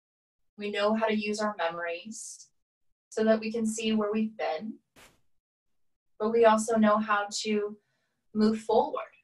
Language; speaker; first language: English; native; English